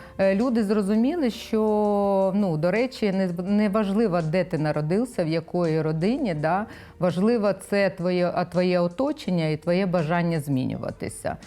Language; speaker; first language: Ukrainian; non-native, local second language; Russian